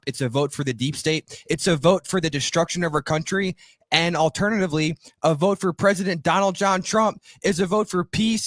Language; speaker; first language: English; native; English